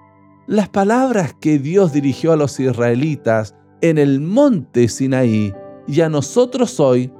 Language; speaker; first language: Spanish; native; Spanish